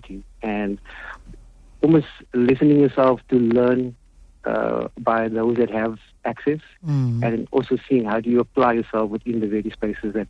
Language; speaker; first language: English; native; English